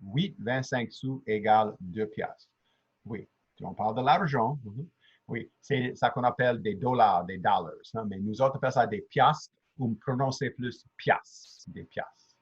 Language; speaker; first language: French; native; French